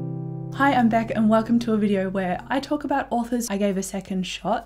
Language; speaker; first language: English; native; English